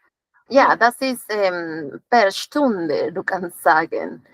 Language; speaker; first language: German; non-native, fluent; Spanish